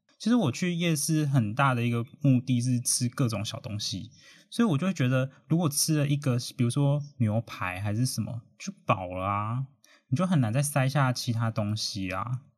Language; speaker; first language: Chinese; native; Chinese